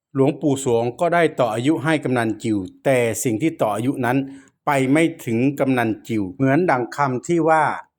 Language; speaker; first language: Thai; native; Thai